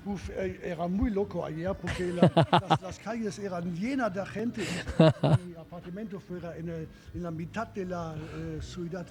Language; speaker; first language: Spanish; non-native, learner; German